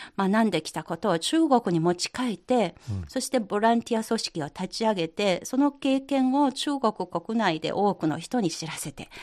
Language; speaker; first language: Japanese; non-native, fluent; Chinese